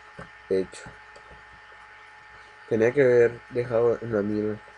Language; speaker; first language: Spanish; native; Spanish